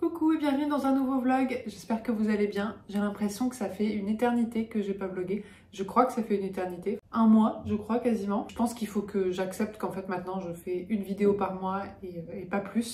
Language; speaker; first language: French; native; French